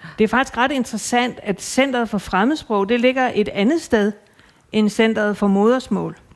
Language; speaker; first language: Danish; native; Danish